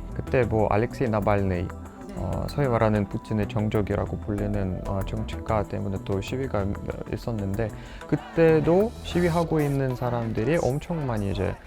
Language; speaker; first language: Korean; non-native, fluent; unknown